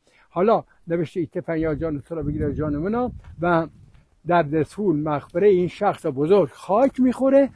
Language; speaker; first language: Persian; native; Persian